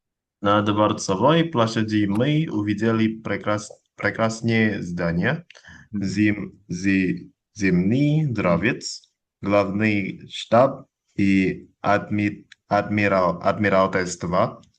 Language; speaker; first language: Russian; non-native, learner; Indonesian